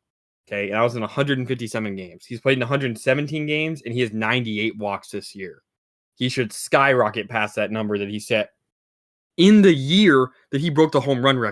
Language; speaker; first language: English; native; English